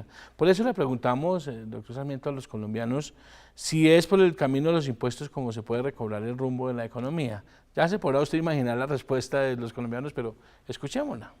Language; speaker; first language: Spanish; native; Spanish